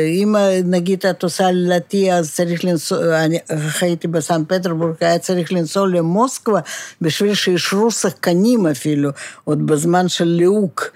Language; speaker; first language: Hebrew; non-native, fluent; Russian